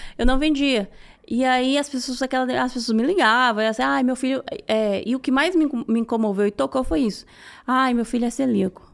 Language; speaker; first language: Portuguese; native; Portuguese